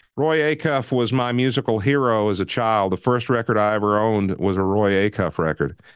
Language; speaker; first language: English; native; English